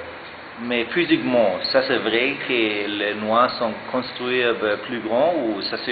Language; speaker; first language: French; non-native, learner; German